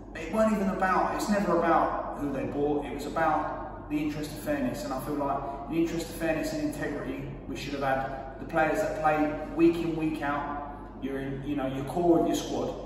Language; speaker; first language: English; native; English